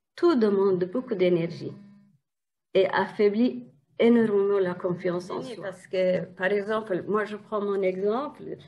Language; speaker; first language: French; non-native, fluent; Tigrinya